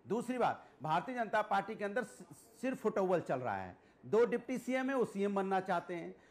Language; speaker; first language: Hindi; native; Hindi